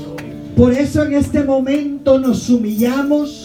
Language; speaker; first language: Spanish; native; Spanish